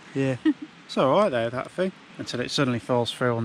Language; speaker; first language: English; native; English